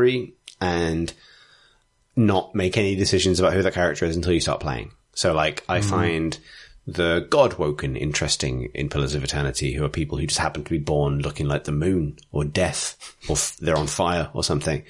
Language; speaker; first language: English; native; English